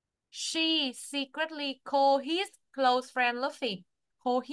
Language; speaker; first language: English; non-native, fluent; Vietnamese